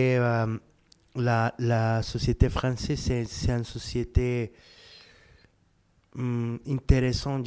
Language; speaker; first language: French; non-native, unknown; Spanish